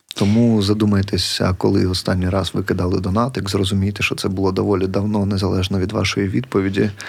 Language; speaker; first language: Ukrainian; native; Ukrainian